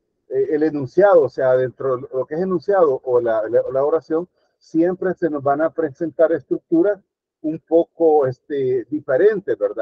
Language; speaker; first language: Spanish; native; Spanish